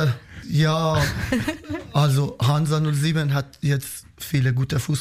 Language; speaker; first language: German; non-native, learner; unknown